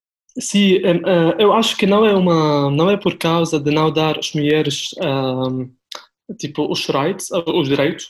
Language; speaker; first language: Portuguese; non-native, fluent; Arabic